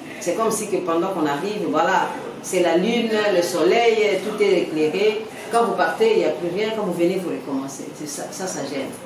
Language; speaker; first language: French; non-native, local second language; Lingala